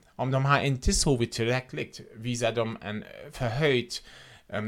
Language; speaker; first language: Swedish; non-native, fluent; German